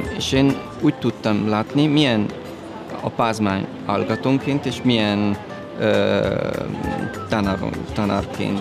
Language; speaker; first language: Hungarian; non-native, learner; Italian